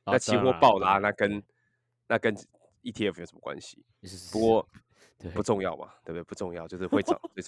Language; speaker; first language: Chinese; native; Chinese